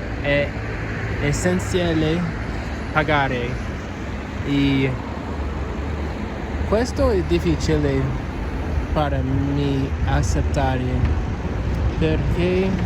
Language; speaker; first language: Italian; non-native, learner; English